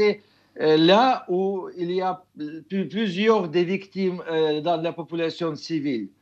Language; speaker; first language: French; non-native, fluent; Russian